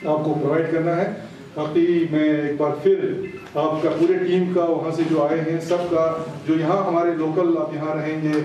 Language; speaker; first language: Hindi; non-native, local second language; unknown